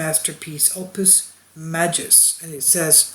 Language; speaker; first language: English; non-native, fluent; Greek